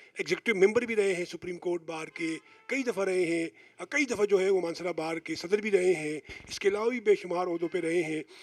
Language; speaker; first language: Urdu; non-native, local second language; Northern Hindko